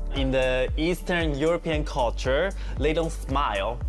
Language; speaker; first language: English; non-native, fluent; Chinese